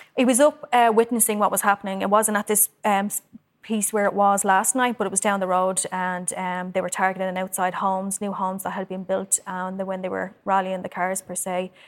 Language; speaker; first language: English; native; English